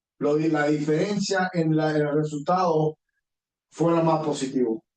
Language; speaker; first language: Spanish; early bilingual, heritage; Spanish